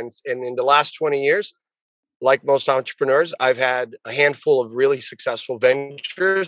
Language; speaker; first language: English; early bilingual, other home language; Portuguese